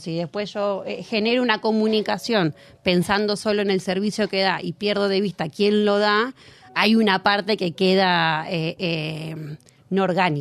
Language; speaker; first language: Spanish; native; Spanish